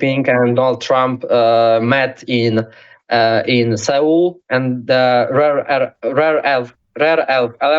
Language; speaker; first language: English; non-native, learner; Polish